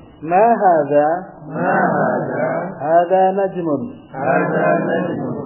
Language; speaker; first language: Arabic; non-native, fluent; Indonesian